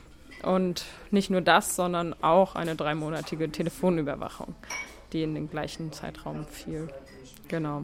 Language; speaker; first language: German; native; German